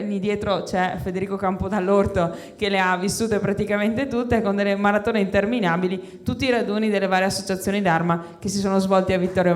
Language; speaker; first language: Italian; native; Italian